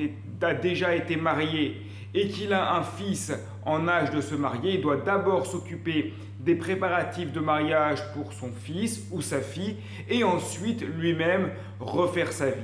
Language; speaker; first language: French; native; French